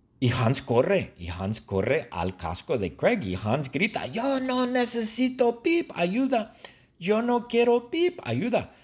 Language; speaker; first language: Spanish; non-native, fluent; English